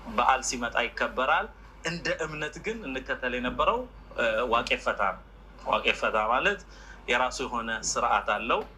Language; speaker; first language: Amharic; non-native, local second language; Oromo